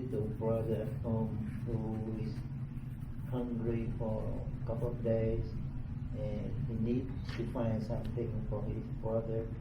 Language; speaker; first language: English; non-native, learner; Vietnamese